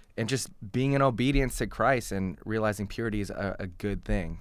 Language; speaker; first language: English; native; English